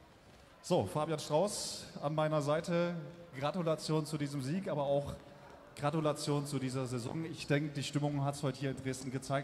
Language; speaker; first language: German; native; German